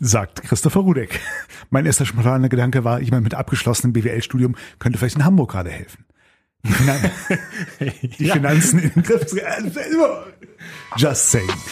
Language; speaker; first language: German; native; German